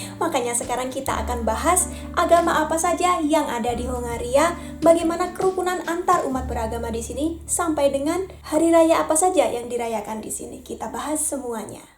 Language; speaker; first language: Indonesian; native; Indonesian